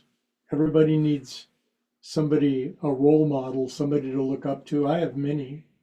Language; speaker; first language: English; native; English